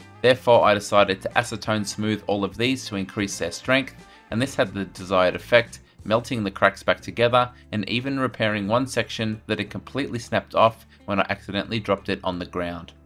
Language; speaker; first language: English; native; English